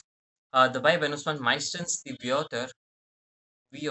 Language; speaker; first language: German; non-native, fluent; Hindi